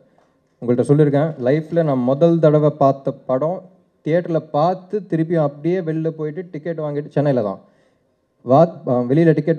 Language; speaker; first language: Tamil; non-native, local second language; Telugu